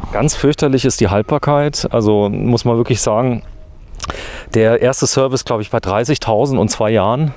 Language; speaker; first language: German; native; German